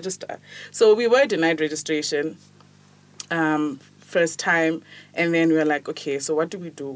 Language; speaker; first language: English; non-native, local second language; Tswana